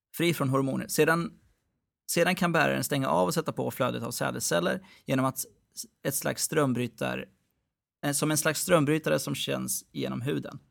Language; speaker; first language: Swedish; early bilingual, other home language; Arabic